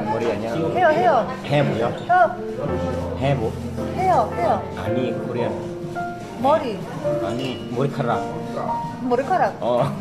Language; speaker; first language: Korean; non-native, learner; Thai